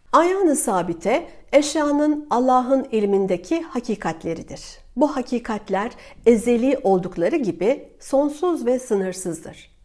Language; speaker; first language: Turkish; native; Turkish